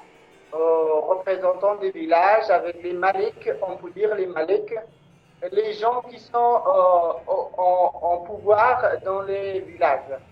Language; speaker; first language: French; non-native, local second language; Persian